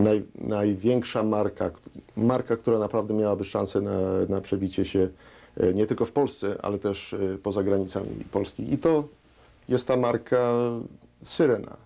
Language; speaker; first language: Polish; early bilingual, heritage; Polish